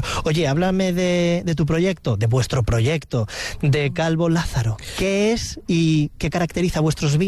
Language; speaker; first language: Spanish; native; Spanish